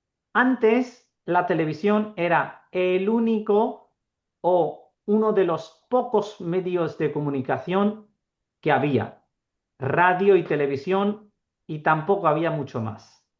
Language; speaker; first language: Spanish; non-native, fluent; Urdu